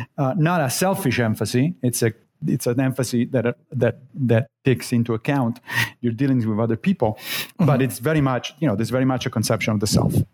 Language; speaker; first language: English; non-native, fluent; Italian